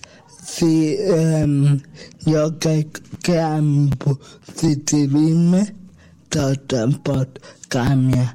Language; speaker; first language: Catalan; non-native, local second language; Spanish